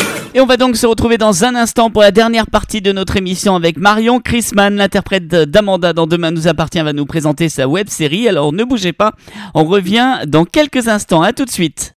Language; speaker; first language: French; native; French